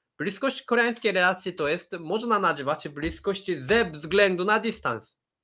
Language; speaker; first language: Polish; non-native, fluent; Korean